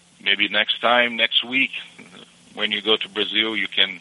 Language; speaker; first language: English; non-native, fluent; Portuguese